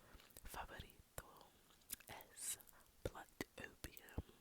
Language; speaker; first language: Spanish; non-native, learner; English